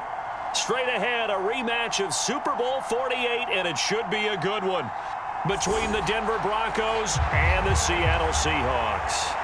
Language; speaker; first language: English; native; English